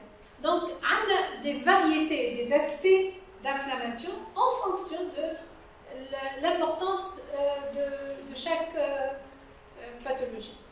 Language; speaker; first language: French; non-native, local second language; Arabic